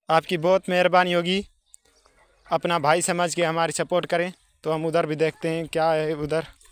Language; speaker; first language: Urdu; non-native, local second language; Sindhi